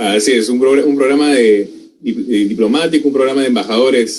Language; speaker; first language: Spanish; native; Spanish